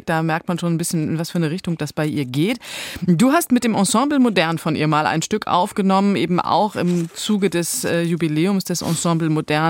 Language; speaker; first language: German; native; German